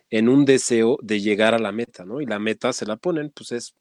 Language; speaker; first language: Spanish; non-native, fluent; French